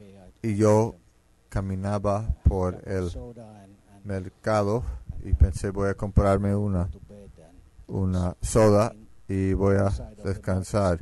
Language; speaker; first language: Spanish; non-native, fluent; Finnish